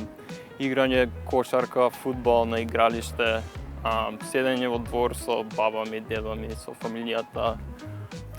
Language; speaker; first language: Macedonian; early bilingual, heritage; Macedonian